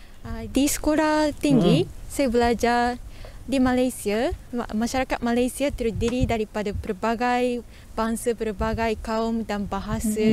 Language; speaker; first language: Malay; non-native, fluent; Japanese